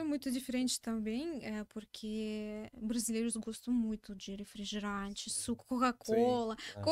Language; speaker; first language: Portuguese; non-native, learner; Russian